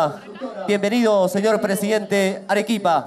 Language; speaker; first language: Spanish; native; Spanish